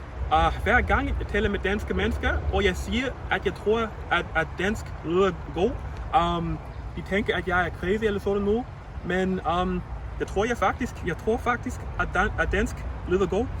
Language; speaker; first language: Danish; non-native, learner; English